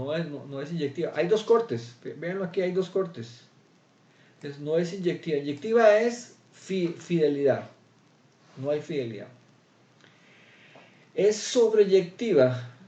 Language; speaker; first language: Spanish; native; Spanish